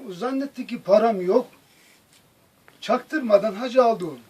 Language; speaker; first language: Turkish; native; Turkish